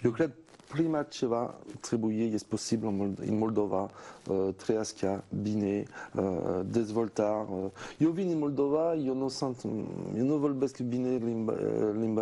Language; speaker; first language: Romanian; non-native, learner; French